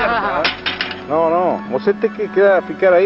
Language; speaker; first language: Portuguese; non-native, learner; Spanish